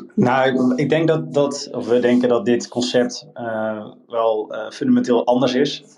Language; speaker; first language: Dutch; native; Dutch